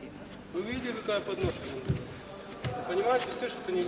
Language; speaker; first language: Russian; native; Russian